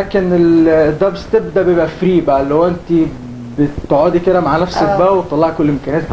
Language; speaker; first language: Arabic; native; Arabic